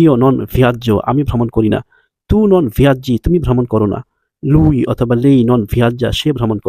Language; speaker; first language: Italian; non-native, learner; Bangla